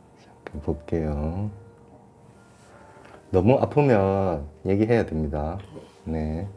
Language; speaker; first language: Korean; native; Korean